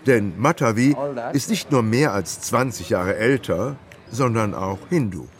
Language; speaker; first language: German; native; German